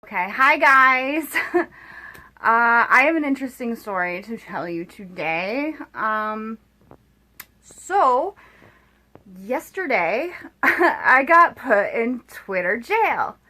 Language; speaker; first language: English; native; English